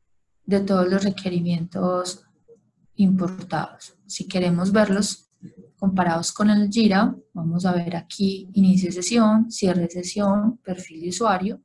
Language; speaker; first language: Spanish; native; Spanish